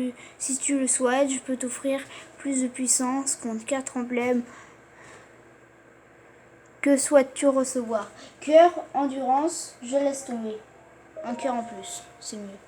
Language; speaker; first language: French; native; French